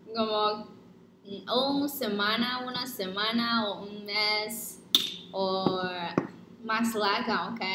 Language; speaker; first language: Spanish; non-native, learner; Chinese